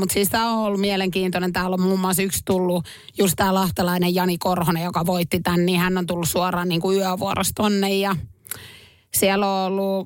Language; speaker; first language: Finnish; native; Finnish